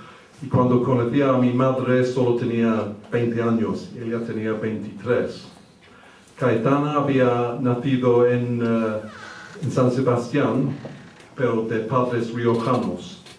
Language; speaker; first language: Spanish; early bilingual, heritage; English